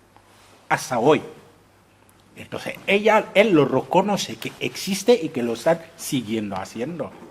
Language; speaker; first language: Spanish; non-native, fluent; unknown